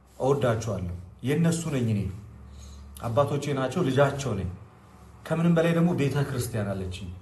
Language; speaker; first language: Amharic; non-native, local second language; Oromo